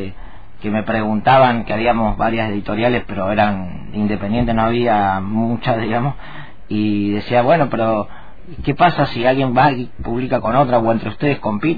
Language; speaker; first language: Spanish; native; Spanish